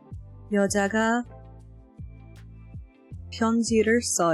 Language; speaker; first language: Korean; non-native, learner; English